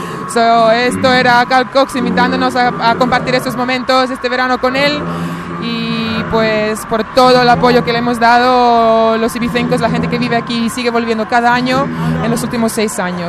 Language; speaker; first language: Spanish; native; Spanish